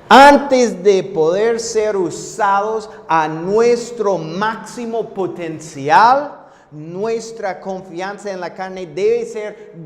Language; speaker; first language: Spanish; non-native, fluent; English